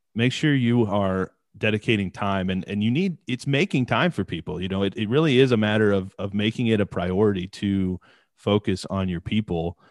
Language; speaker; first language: English; native; English